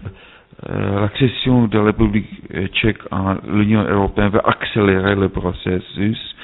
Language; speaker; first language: French; non-native, fluent; Czech